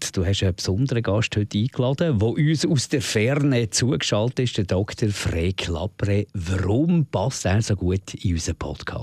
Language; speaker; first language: German; native; German